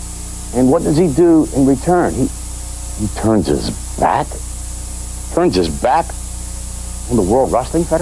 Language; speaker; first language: English; native; English